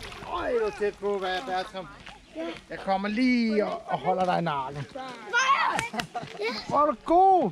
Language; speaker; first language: Danish; native; Danish